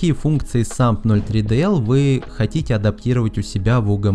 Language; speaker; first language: Russian; native; Russian